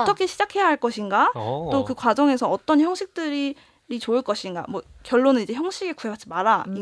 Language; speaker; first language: Korean; native; Korean